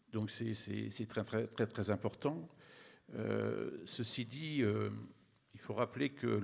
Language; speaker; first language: French; native; French